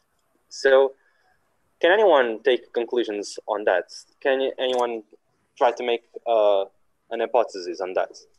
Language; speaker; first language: English; non-native, fluent; Portuguese